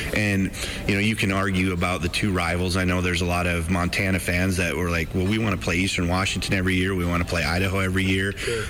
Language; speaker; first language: English; native; English